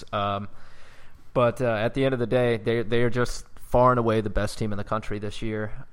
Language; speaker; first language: English; native; English